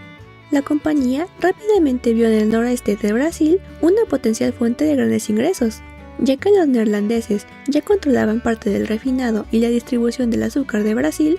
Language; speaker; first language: Spanish; native; Spanish